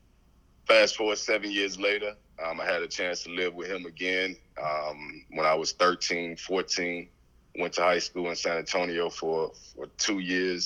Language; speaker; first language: English; native; English